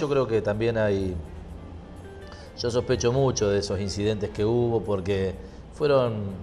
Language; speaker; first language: Spanish; native; Spanish